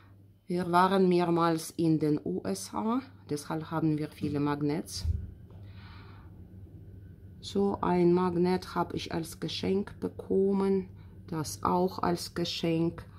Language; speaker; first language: German; non-native, fluent; Russian